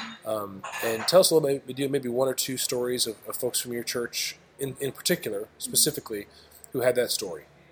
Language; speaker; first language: English; native; English